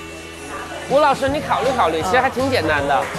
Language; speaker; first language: Chinese; native; Chinese